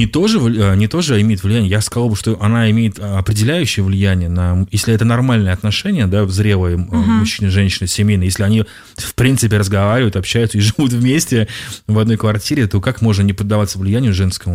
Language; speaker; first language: Russian; native; Russian